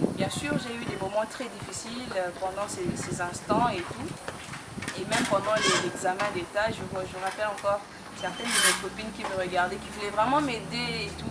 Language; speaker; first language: French; non-native, local second language; Lingala